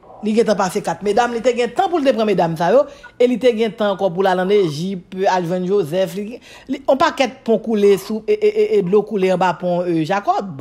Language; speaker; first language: French; non-native, local second language; Haitian Creole